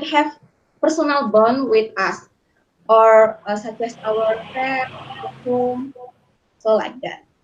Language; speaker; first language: English; non-native, learner; Indonesian